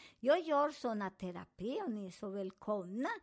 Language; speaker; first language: Swedish; non-native, learner; Spanish